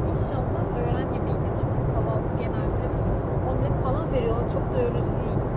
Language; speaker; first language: Turkish; native; Turkish